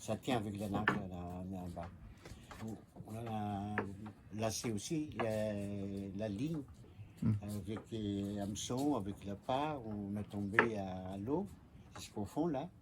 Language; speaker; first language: French; non-native, local second language; Malagasy